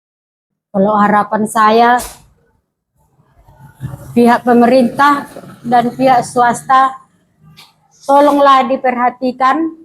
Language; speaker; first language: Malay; non-native, local second language; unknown